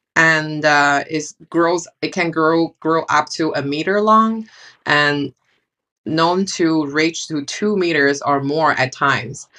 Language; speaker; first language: English; non-native, fluent; Chinese